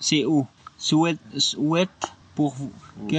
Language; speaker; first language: French; non-native, learner; Arabic